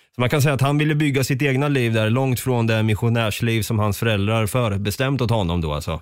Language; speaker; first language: Swedish; native; Swedish